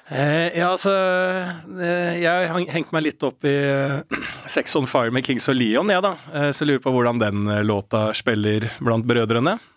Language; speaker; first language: Norwegian; native; Norwegian